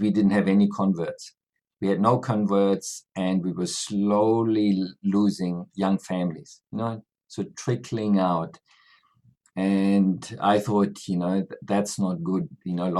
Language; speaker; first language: English; non-native, fluent; German